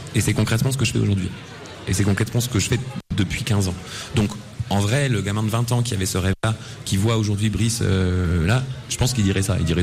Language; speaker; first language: French; native; French